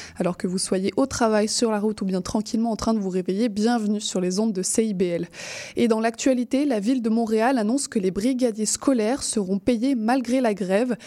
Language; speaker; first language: French; native; French